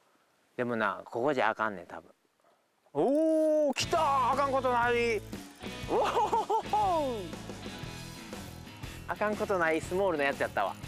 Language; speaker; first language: Japanese; native; Japanese